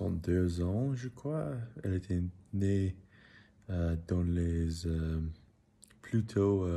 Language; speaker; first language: French; non-native, learner; English